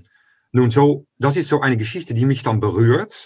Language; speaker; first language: German; non-native, fluent; Dutch